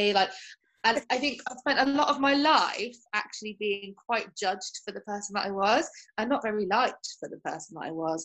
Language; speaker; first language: English; native; English